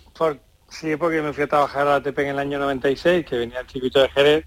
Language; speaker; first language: Spanish; native; Spanish